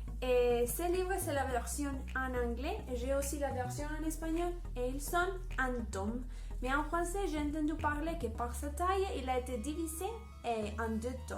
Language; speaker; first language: French; non-native, learner; Spanish